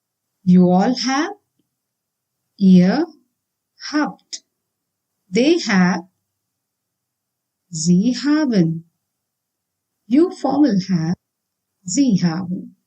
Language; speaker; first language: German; non-native, fluent; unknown